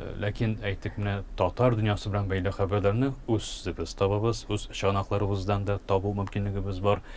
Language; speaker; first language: Tatar; early bilingual, heritage; Tatar